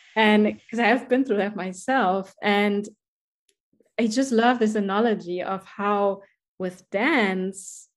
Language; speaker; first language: English; non-native, fluent; German